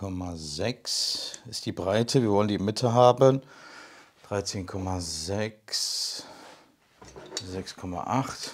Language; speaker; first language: German; native; German